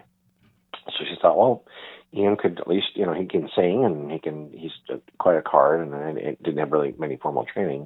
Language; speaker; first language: English; native; English